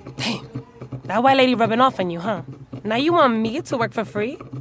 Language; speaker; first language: English; native; English